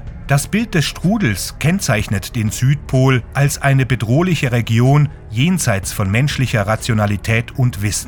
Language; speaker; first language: German; native; German